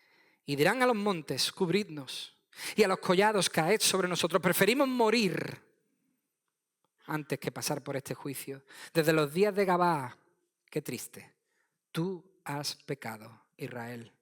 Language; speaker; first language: Spanish; native; Spanish